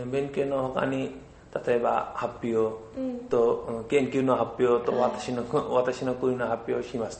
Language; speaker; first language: Japanese; non-native, learner; Bangla